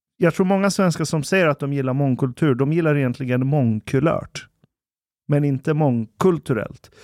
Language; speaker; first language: Swedish; early bilingual, other home language; Persian